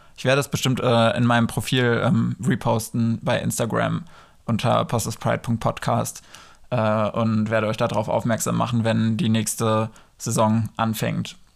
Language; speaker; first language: German; early bilingual, other home language; Polish